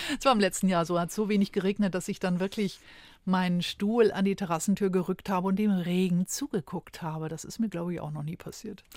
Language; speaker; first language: German; native; German